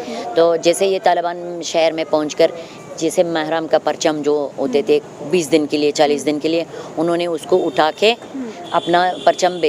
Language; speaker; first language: Hindi; non-native, fluent; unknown